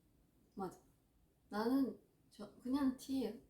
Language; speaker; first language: Korean; non-native, fluent; Japanese